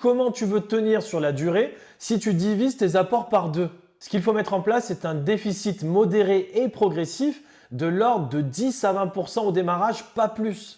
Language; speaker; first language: French; native; French